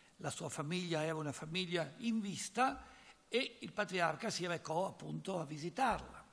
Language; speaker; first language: Italian; native; Italian